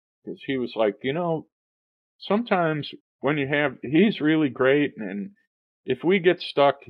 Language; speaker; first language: English; native; English